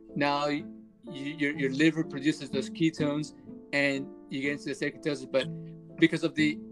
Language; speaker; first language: English; early bilingual, other home language; Spanish